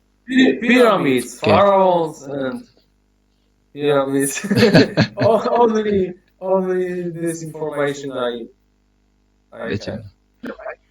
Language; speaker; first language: English; non-native, learner; Polish